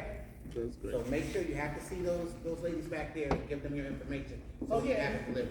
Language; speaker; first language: English; native; English